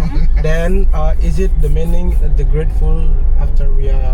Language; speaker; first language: English; non-native, learner; Indonesian